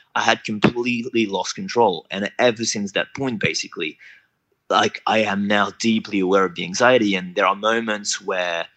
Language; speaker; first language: English; non-native, fluent; French